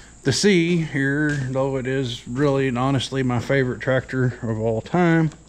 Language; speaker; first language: English; native; English